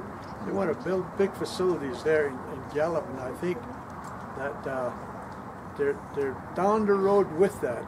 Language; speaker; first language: English; non-native, local second language; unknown